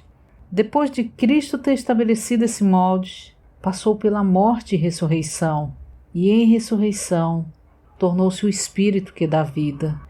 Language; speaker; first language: Portuguese; native; Portuguese